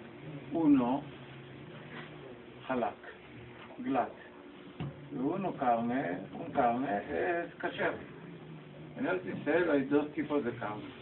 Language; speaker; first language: Spanish; non-native, learner; Hebrew